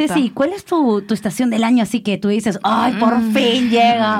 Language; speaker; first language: Spanish; native; Spanish